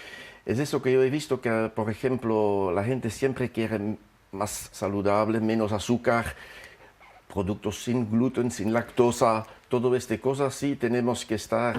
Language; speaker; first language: Spanish; non-native, fluent; French